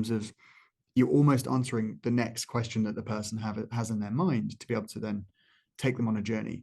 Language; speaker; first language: English; native; English